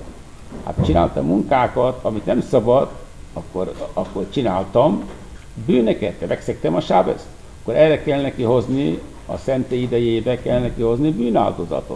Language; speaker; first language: Hungarian; non-native, fluent; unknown